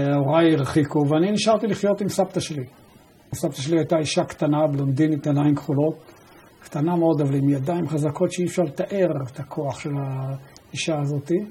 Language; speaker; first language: Hebrew; early bilingual, other home language; German